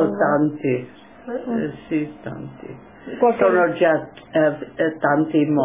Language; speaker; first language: Italian; non-native, local second language; German